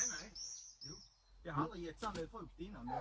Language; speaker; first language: Swedish; native; Swedish